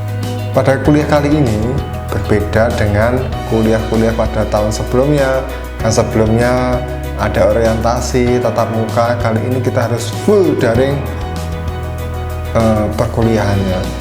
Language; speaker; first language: Indonesian; native; Indonesian